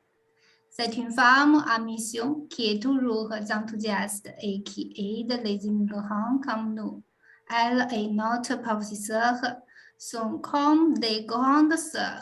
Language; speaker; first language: French; non-native, fluent; Chinese